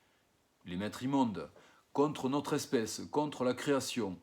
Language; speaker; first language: French; native; French